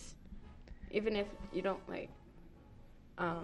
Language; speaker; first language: English; early bilingual, other home language; Vietnamese